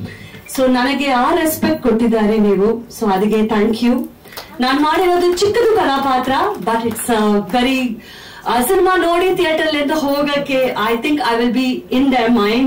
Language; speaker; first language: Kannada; non-native, fluent; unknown